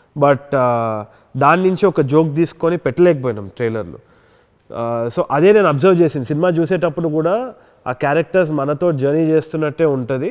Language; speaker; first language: Telugu; native; Telugu